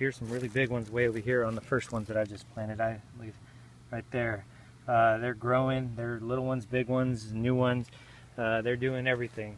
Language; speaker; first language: English; native; English